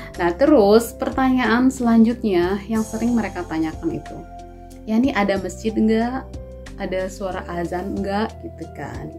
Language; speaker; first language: Indonesian; native; Indonesian